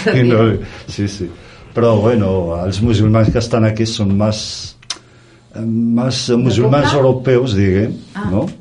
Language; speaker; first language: Catalan; non-native, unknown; Riffian